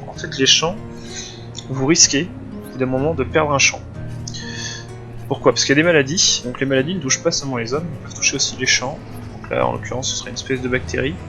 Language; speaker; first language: French; native; French